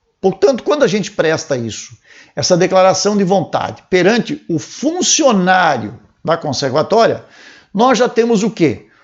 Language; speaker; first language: Portuguese; native; Portuguese